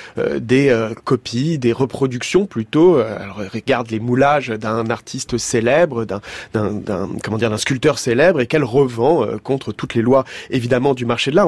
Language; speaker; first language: French; native; French